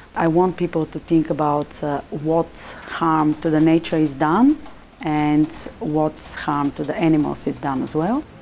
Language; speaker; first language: English; non-native, fluent; Chinese